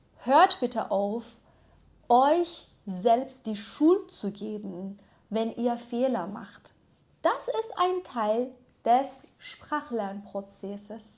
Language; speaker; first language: German; non-native, fluent; Persian